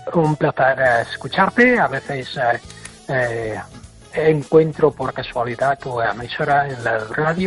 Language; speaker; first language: Spanish; non-native, fluent; English